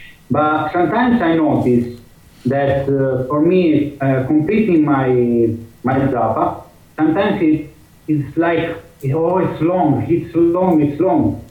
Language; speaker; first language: English; non-native, fluent; Italian